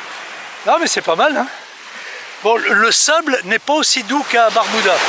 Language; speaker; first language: French; native; French